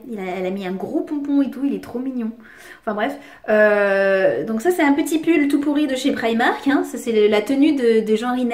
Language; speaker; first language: French; native; French